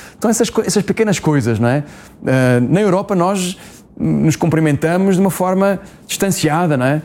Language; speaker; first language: Portuguese; native; Portuguese